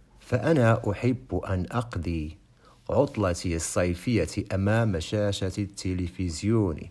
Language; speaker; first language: Arabic; non-native, fluent; Indonesian